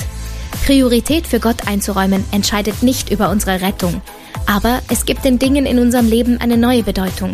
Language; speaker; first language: German; native; German